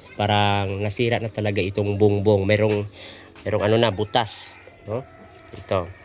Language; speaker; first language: Filipino; non-native, local second language; Cebuano